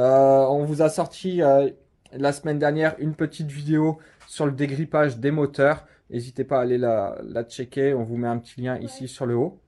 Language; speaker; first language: French; native; French